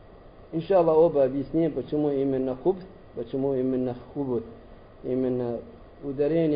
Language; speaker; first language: Russian; non-native, learner; Arabic